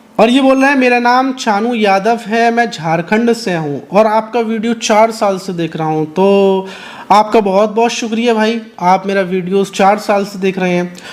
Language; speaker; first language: Hindi; native; Hindi